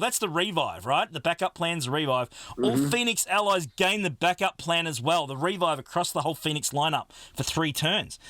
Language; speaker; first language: English; native; English